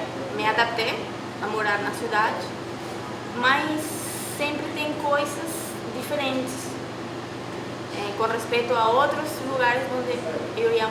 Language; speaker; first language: Portuguese; non-native, fluent; Spanish